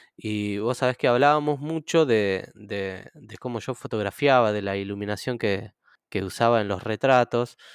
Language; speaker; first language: Spanish; native; Spanish